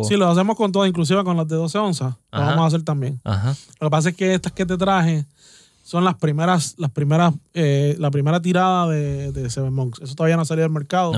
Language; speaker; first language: Spanish; native; Spanish